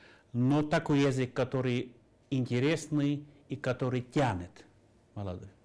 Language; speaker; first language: Russian; non-native, fluent; Finnish